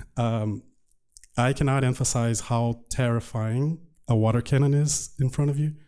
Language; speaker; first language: English; non-native, fluent; Portuguese